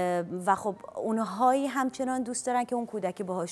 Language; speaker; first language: Persian; native; Persian